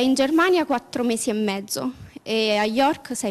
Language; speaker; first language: Italian; native; Italian